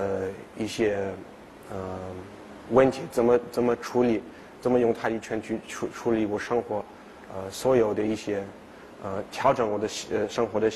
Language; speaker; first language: Chinese; non-native, fluent; English